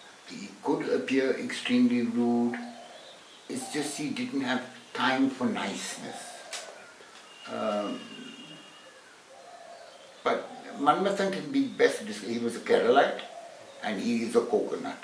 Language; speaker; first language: English; non-native, local second language; Hindi